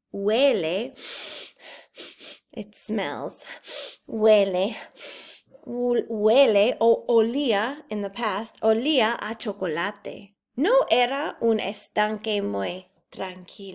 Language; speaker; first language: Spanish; non-native, fluent; English